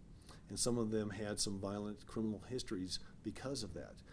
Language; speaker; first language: English; native; English